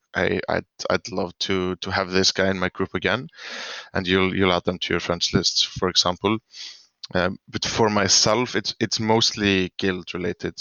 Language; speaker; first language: English; non-native, fluent; Swedish